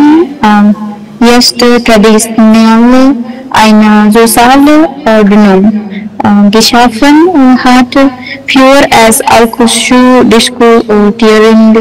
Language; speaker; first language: German; non-native, learner; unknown